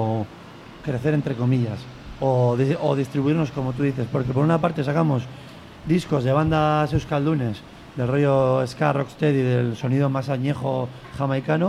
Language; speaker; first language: Spanish; native; Spanish